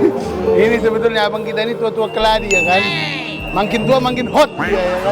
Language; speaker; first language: Indonesian; native; Indonesian